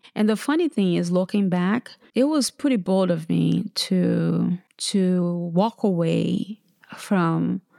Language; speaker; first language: English; early bilingual, other home language; Portuguese